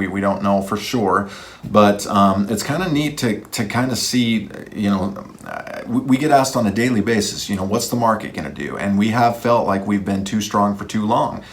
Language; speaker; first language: English; native; English